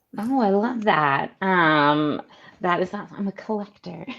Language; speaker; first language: English; native; English